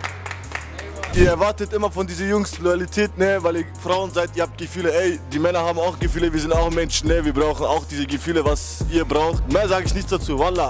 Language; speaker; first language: German; early bilingual, other home language; Turkish